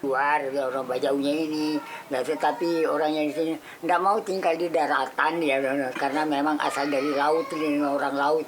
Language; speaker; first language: Indonesian; non-native, local second language; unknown